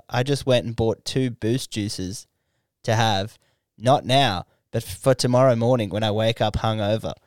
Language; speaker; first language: English; native; English